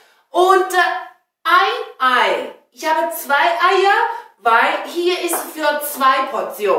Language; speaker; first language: German; non-native, learner; Chinese